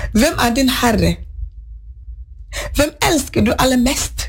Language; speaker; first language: Norwegian; non-native, fluent; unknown